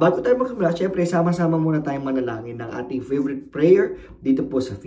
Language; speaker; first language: Filipino; native; Filipino